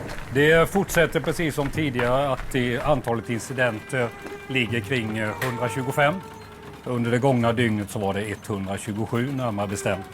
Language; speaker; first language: Swedish; native; Swedish